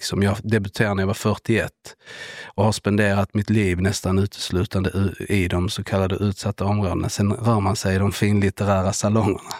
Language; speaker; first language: Swedish; native; Swedish